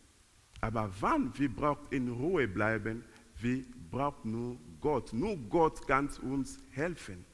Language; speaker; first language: German; non-native, learner; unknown